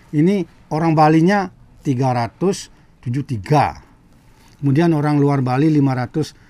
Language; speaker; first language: Indonesian; non-native, local second language; Balinese